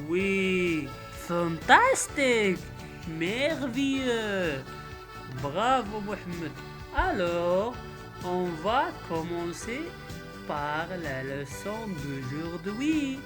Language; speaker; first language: French; non-native, local second language; Arabic